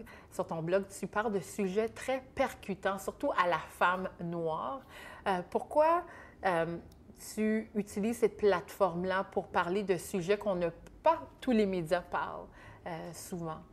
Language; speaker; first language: French; native; French